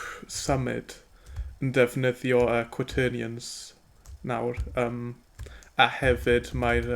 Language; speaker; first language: Welsh; non-native, learner; English